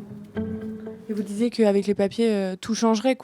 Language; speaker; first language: French; native; French